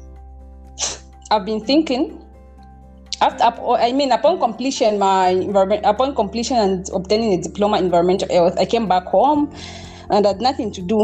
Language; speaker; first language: English; non-native, local second language; Bemba